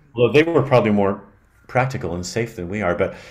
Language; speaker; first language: English; native; English